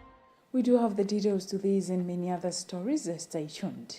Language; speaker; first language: English; non-native, local second language; Nyanja